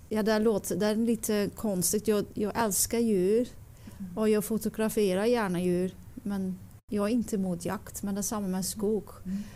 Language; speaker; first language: Swedish; non-native, learner; Dutch